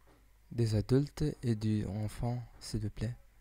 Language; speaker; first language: French; non-native, learner; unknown